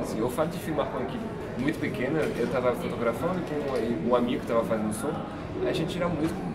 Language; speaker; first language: Portuguese; non-native, fluent; French